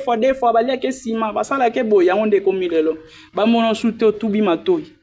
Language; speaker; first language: Lingala; native; Lingala